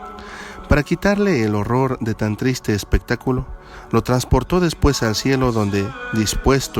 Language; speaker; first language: Spanish; native; Spanish